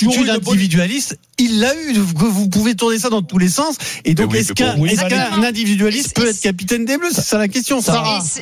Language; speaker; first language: French; native; French